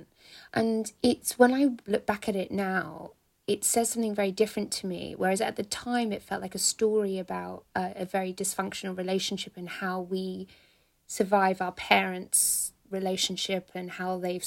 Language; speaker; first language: English; native; English